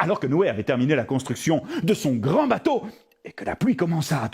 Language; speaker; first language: French; native; French